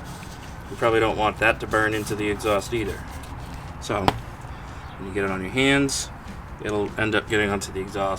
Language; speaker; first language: English; native; English